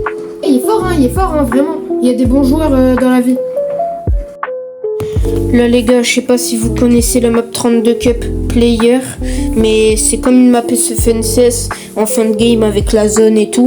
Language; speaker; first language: French; native; French